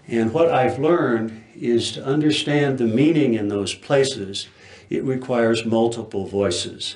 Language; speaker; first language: English; native; English